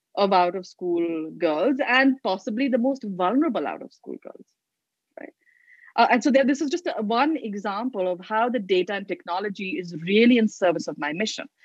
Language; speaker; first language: English; non-native, local second language; Hindi